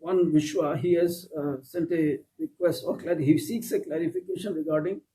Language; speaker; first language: English; non-native, local second language; Kannada